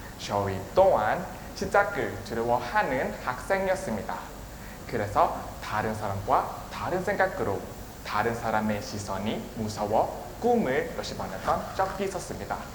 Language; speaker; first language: Korean; non-native, learner; Thai